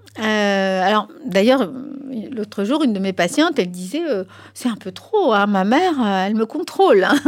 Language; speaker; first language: French; non-native, fluent; Spanish